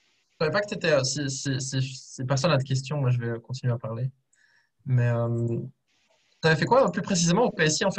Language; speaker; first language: French; native; French